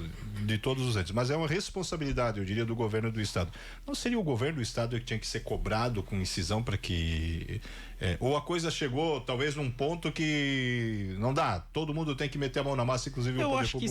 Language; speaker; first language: Portuguese; native; Portuguese